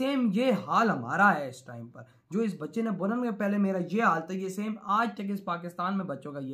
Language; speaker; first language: Urdu; non-native, local second language; Punjabi